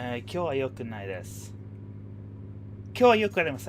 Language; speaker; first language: Japanese; non-native, learner; English